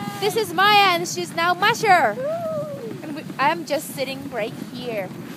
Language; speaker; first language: English; non-native, learner; Japanese